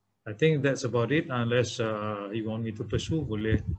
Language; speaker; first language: English; non-native, local second language; Malay